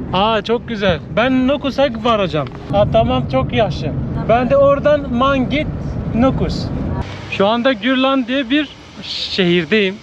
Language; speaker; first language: Turkish; native; Turkish